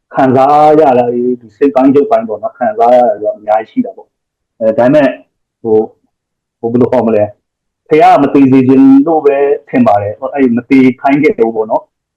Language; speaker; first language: Burmese; native; Burmese